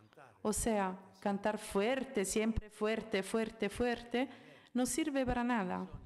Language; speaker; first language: Spanish; non-native, fluent; Italian